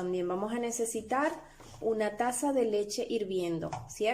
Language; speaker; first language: Spanish; native; Spanish